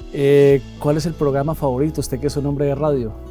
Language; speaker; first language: Spanish; native; Spanish